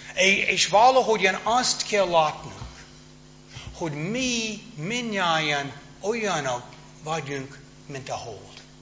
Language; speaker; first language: Hungarian; non-native, fluent; English